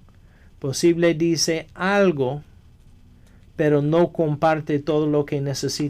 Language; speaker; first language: Spanish; non-native, fluent; English